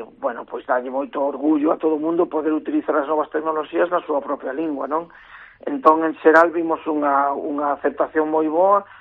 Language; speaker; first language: Galician; native; Galician